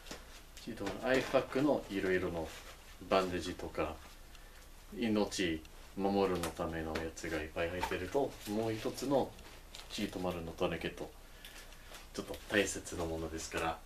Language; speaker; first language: Japanese; non-native, learner; English